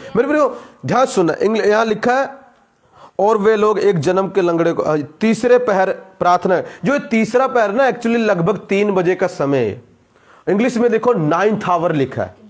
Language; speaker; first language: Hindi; non-native, local second language; Punjabi